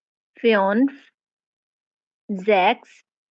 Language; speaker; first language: German; non-native, learner; Hindi